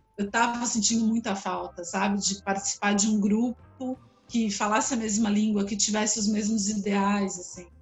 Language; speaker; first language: Portuguese; native; Portuguese